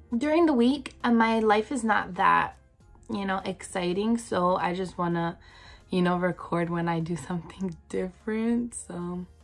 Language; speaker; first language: English; native; English